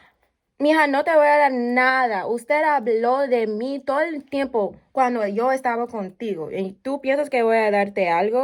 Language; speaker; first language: Spanish; non-native, fluent; English